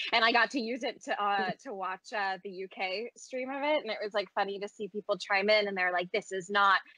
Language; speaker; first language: English; native; English